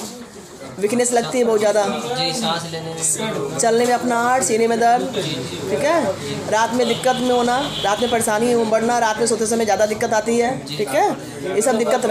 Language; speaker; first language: Hindi; native; Hindi